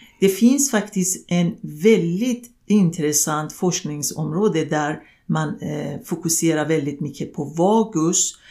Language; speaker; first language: Swedish; non-native, fluent; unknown